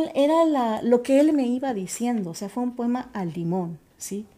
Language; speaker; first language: Spanish; native; Spanish